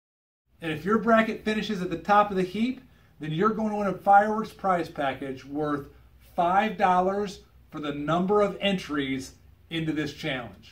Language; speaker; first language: English; native; English